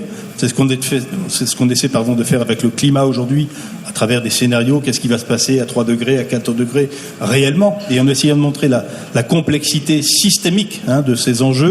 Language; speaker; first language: French; native; French